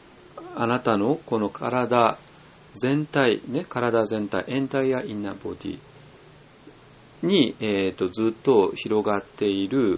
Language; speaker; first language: Japanese; native; Japanese